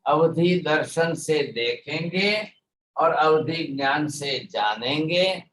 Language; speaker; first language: Hindi; non-native, local second language; Gujarati